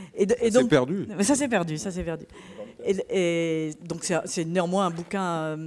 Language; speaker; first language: French; native; French